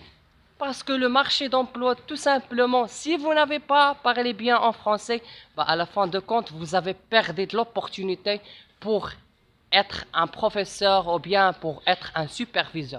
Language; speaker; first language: French; non-native, local second language; Arabic